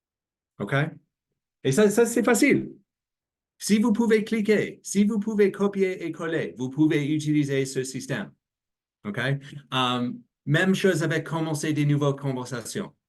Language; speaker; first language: French; non-native, learner; English